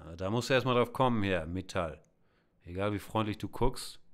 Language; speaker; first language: German; native; German